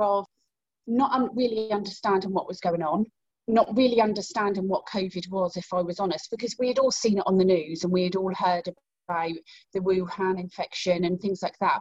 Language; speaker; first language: English; native; English